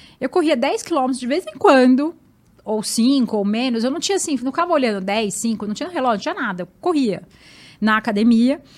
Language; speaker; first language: Portuguese; native; Portuguese